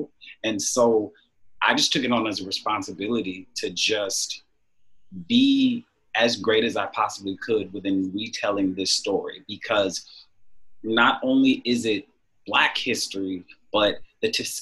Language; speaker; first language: English; native; English